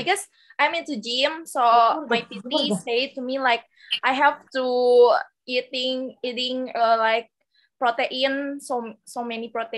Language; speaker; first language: English; non-native, local second language; Indonesian